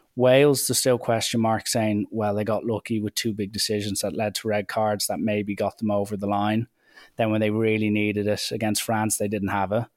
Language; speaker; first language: English; native; English